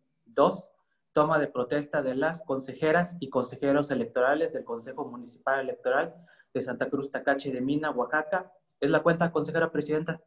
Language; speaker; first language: Spanish; native; Spanish